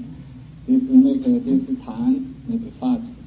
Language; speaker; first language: English; non-native, learner; Chinese